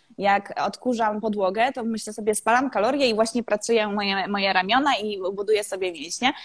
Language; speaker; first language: Polish; native; Polish